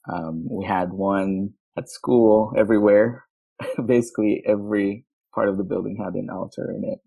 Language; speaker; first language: English; non-native, local second language; Filipino